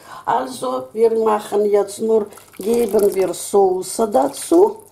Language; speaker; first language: German; non-native, fluent; Russian